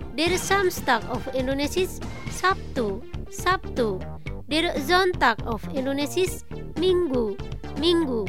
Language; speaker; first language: German; non-native, fluent; Indonesian